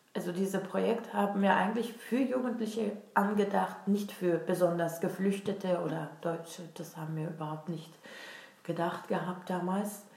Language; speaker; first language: German; non-native, fluent; Turkish